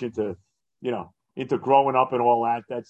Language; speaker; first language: English; native; English